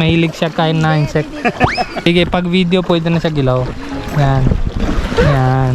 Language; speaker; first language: Filipino; non-native, learner; Punjabi